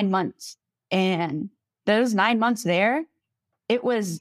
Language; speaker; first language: English; native; English